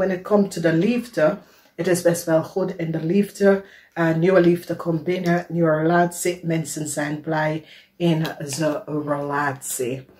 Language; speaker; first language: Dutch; non-native, learner; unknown